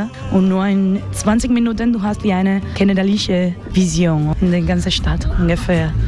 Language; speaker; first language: German; non-native, learner; Spanish